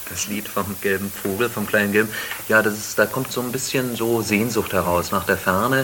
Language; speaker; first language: German; native; German